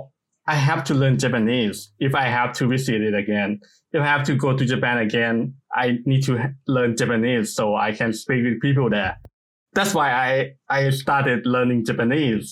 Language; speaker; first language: English; non-native, fluent; Thai